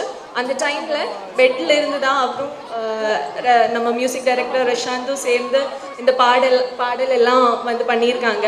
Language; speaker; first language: Tamil; non-native, fluent; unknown